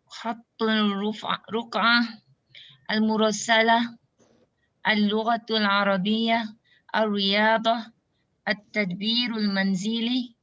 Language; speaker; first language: Arabic; non-native, learner; Malay